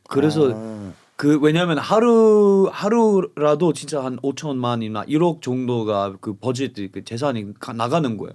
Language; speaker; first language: Korean; non-native, fluent; English